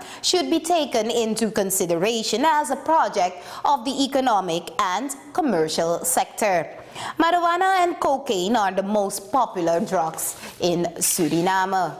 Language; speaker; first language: English; non-native, fluent; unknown